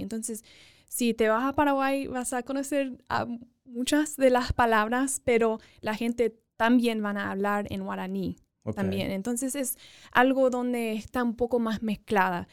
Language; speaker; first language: Spanish; early bilingual, other home language; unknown